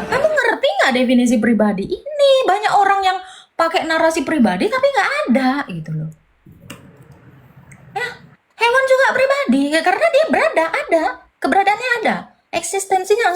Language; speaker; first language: Indonesian; native; Indonesian